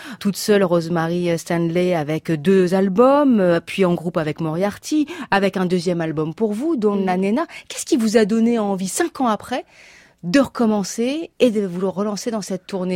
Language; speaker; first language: French; native; French